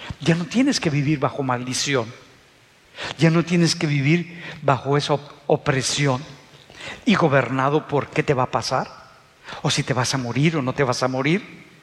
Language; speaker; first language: Spanish; native; Spanish